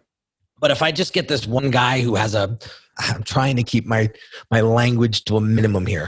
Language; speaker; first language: English; native; English